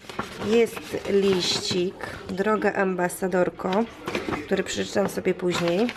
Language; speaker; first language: Polish; native; Polish